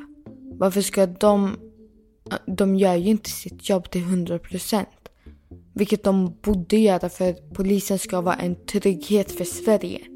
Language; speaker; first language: Swedish; early bilingual, other home language; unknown